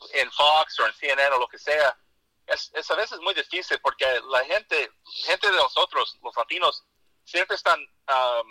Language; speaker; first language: Spanish; early bilingual, heritage; Spanish